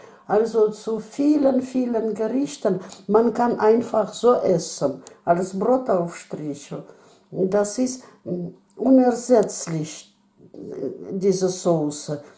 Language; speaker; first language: German; non-native, fluent; Russian